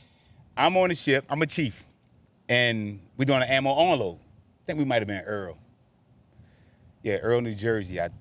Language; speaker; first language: English; native; English